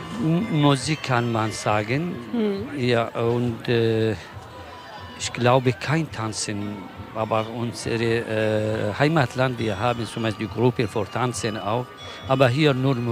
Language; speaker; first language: German; non-native, learner; Kurdish